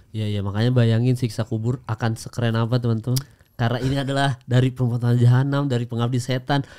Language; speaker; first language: Indonesian; native; Indonesian